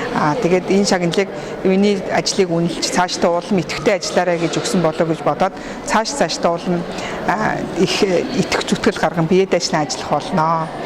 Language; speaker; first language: Mongolian; native; Mongolian